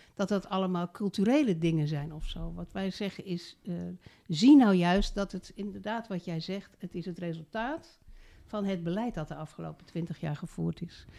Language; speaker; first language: Dutch; native; Dutch